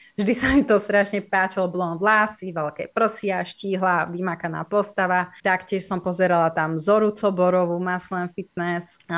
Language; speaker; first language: Slovak; non-native, local second language; Hungarian